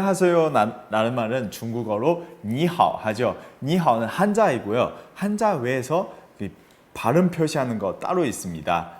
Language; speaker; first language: Korean; non-native, fluent; Chinese